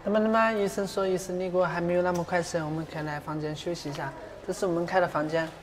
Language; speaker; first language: Chinese; native; Chinese